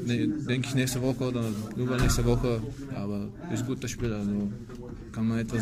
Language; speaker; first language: German; non-native, learner; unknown